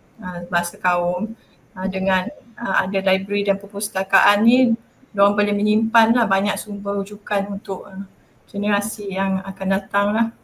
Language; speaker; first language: Malay; non-native, local second language; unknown